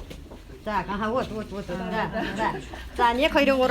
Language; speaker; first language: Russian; non-native, learner; Mongolian